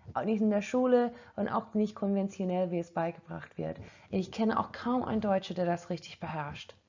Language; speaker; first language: German; non-native, fluent; English